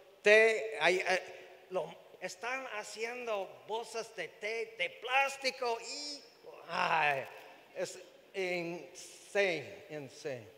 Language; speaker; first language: Spanish; non-native, fluent; English